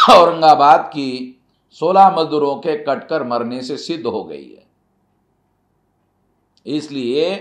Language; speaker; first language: Hindi; non-native, local second language; Marathi